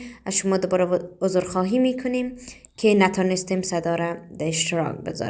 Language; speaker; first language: Persian; early bilingual, heritage; Persian